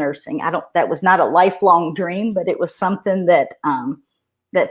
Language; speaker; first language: English; native; English